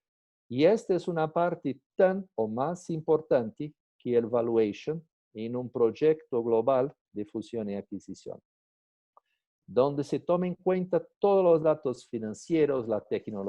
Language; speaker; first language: Spanish; non-native, fluent; Portuguese